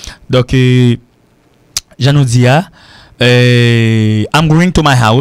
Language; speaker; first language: English; non-native, fluent; Haitian Creole